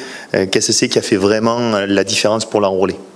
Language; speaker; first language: French; native; French